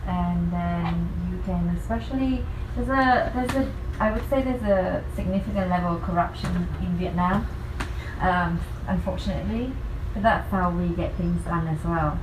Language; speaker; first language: English; non-native, fluent; Vietnamese